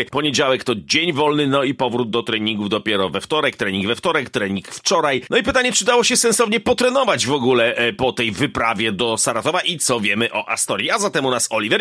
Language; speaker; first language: Polish; native; Polish